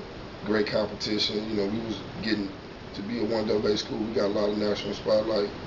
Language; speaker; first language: English; native; English